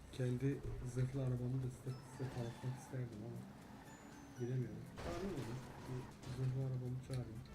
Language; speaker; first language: Turkish; non-native, fluent; Russian